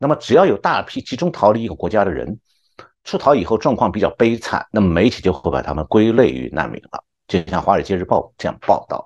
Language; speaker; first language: Chinese; native; Chinese